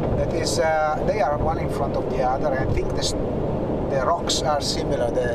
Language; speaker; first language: English; non-native, learner; Italian